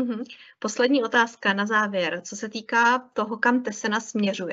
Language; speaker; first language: Czech; native; Czech